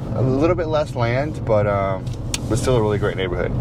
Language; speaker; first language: English; native; English